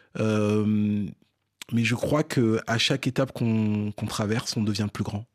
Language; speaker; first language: French; early bilingual, other home language; Fon